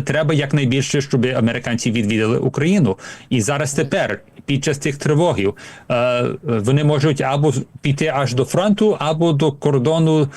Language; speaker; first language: Ukrainian; early bilingual, heritage; Ukrainian